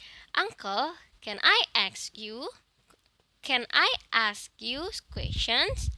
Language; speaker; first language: English; non-native, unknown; Indonesian